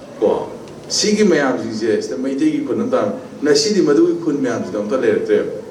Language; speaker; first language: Manipuri; non-native, local second language; Tangkhul Naga (India)